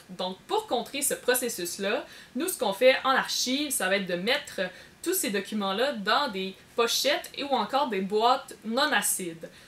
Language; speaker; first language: French; native; French